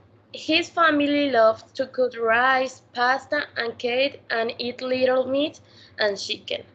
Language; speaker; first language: English; non-native, learner; Spanish